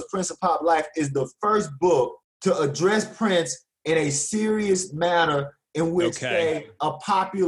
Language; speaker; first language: English; native; English